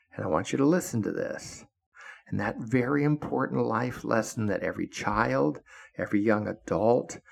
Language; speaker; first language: English; native; English